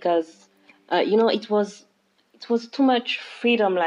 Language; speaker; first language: English; non-native, local second language; French